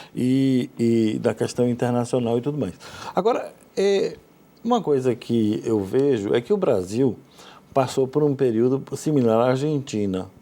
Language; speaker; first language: Portuguese; native; Portuguese